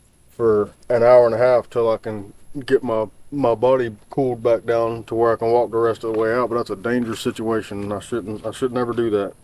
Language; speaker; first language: English; native; English